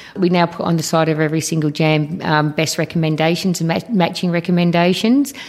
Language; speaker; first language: English; native; English